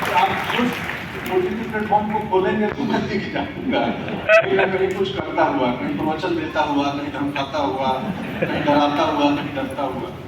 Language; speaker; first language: Hindi; native; Hindi